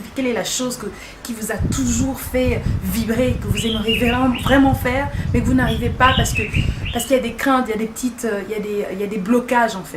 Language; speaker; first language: French; native; French